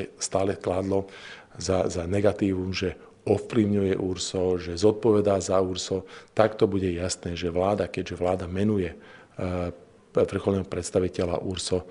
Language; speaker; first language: Slovak; non-native, local second language; Hungarian